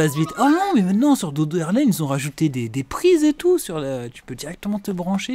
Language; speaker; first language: French; native; French